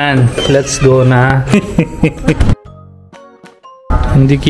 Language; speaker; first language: Filipino; non-native, learner; Hindi